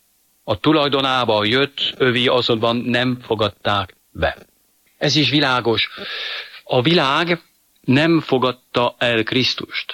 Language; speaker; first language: Hungarian; non-native, fluent; French